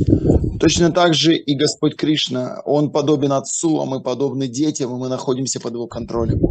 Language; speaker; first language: Russian; native; Russian